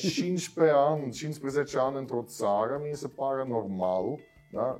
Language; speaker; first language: Romanian; non-native, learner; Dutch